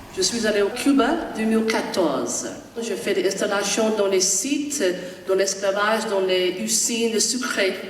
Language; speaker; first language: French; non-native, fluent; English